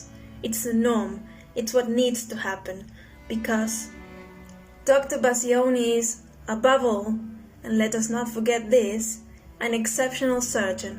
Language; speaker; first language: English; non-native, fluent; Spanish